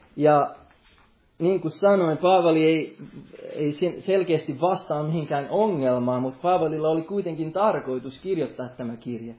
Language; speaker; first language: Finnish; non-native, local second language; Swedish